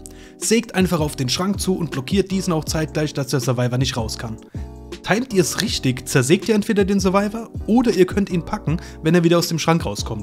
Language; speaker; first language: German; native; German